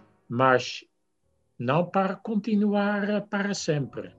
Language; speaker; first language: Portuguese; non-native, fluent; Dutch